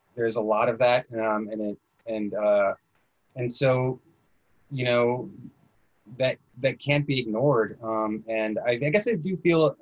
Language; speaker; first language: English; native; English